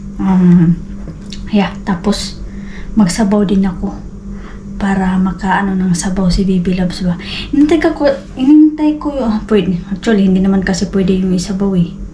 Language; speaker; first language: Filipino; non-native, local second language; Cebuano